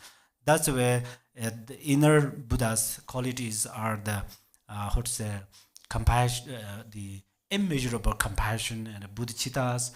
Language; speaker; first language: English; non-native, learner; Tibetan